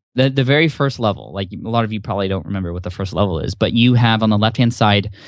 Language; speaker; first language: English; early bilingual, other home language; Filipino